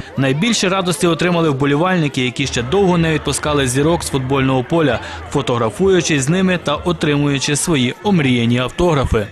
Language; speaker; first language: Ukrainian; native; Ukrainian